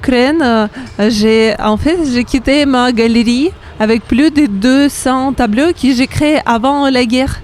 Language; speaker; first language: French; non-native, learner; Ukrainian